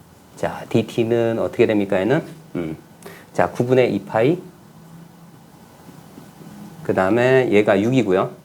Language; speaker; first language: Korean; native; Korean